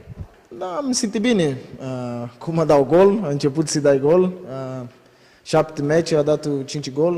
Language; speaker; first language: Romanian; non-native, learner; Portuguese